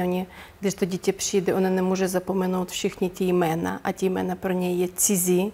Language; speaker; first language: Czech; non-native, learner; Ukrainian